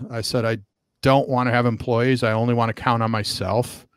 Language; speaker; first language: English; native; English